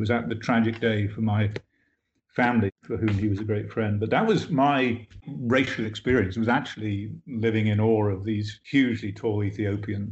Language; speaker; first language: English; native; English